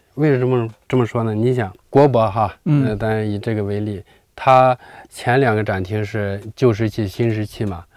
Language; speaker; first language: Chinese; native; Chinese